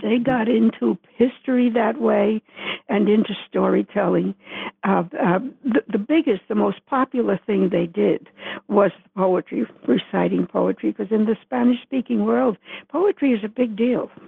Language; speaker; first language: English; early bilingual, other home language; Spanish